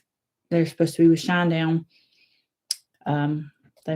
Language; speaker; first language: English; native; English